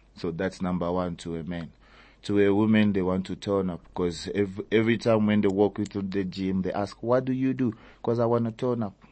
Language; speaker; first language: English; early bilingual, other home language; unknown